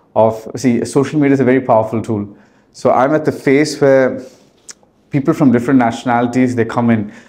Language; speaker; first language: English; early bilingual, heritage; Arabic